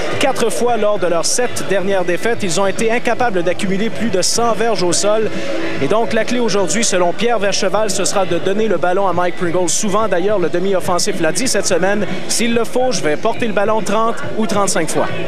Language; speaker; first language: French; native; French